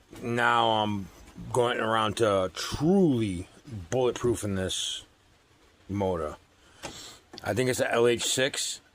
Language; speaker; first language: English; native; English